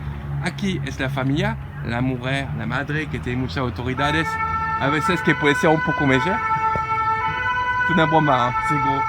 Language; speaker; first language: Spanish; non-native, learner; French